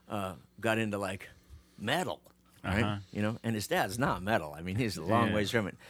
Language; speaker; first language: English; native; English